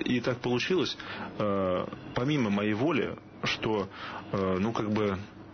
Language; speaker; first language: Russian; native; Russian